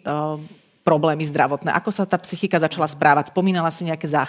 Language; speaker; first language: Slovak; native; Slovak